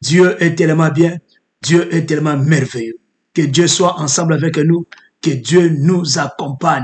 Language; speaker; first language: French; non-native, local second language; Lingala